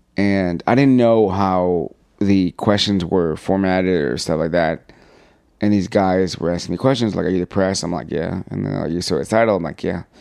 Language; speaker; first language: English; native; English